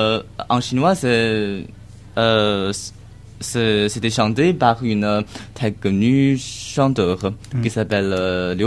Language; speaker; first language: French; non-native, learner; Chinese